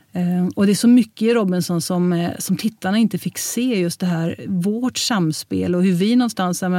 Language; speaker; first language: Swedish; early bilingual, heritage; Swedish